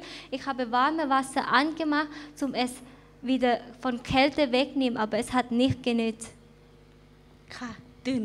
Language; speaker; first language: German; non-native, fluent; Thai